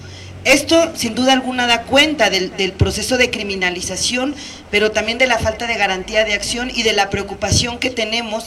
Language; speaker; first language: Spanish; native; Spanish